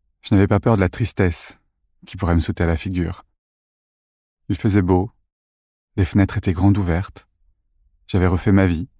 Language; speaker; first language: French; native; French